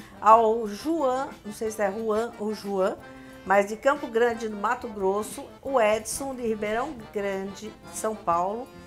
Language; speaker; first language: Portuguese; native; Portuguese